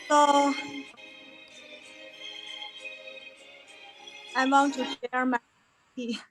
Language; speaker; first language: English; non-native, fluent; Chinese